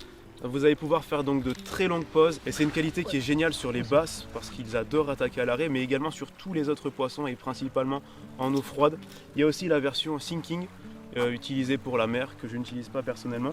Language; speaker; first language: French; native; French